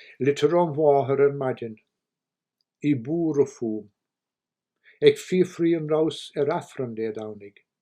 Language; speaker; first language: Irish; native; Irish